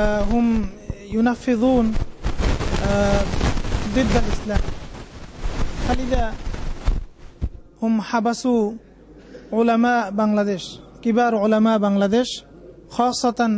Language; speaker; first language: Arabic; non-native, learner; Bangla